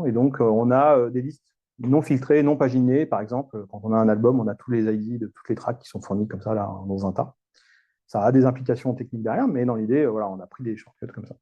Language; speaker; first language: French; native; French